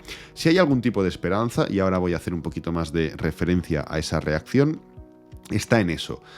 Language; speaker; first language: Spanish; native; Spanish